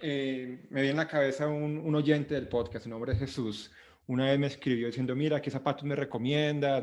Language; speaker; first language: Spanish; native; Spanish